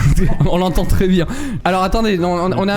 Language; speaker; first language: French; native; French